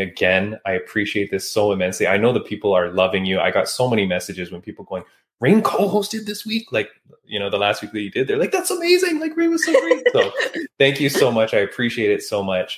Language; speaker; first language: English; native; English